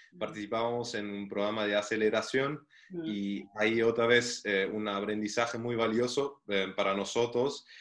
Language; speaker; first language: Spanish; non-native, fluent; German